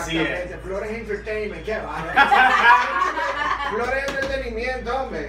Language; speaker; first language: Spanish; native; Spanish